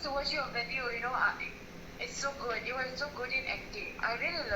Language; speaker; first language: English; non-native, local second language; Mizo